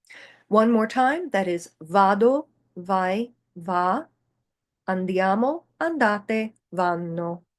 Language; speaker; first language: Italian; non-native, fluent; English